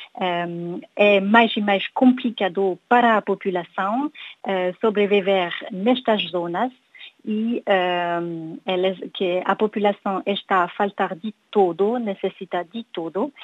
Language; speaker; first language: Portuguese; non-native, learner; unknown